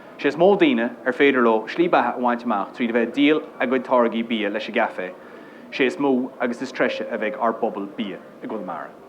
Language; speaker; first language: Irish; non-native, local second language; English